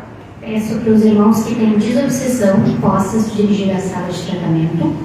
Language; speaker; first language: Portuguese; native; Portuguese